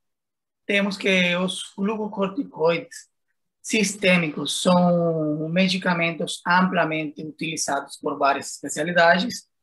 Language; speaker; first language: Portuguese; non-native, fluent; Spanish